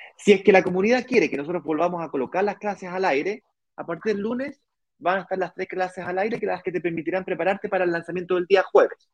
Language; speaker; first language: Spanish; native; Spanish